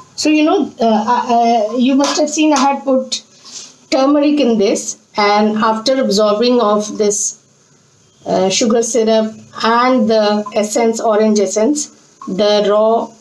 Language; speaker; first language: English; non-native, local second language; Hindi